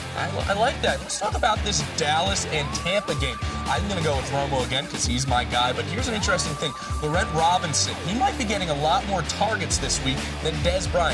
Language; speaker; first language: English; native; English